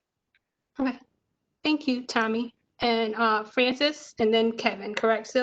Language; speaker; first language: English; native; English